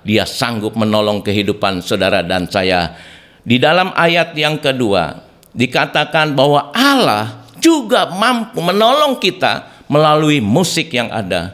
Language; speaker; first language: Indonesian; native; Indonesian